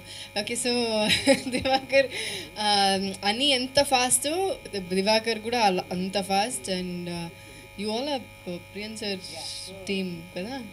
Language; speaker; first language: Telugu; non-native, fluent; Malayalam